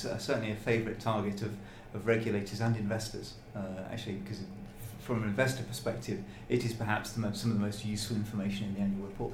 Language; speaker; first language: English; native; English